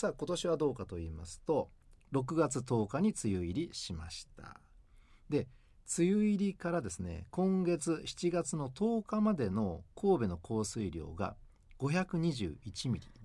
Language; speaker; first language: Japanese; native; Japanese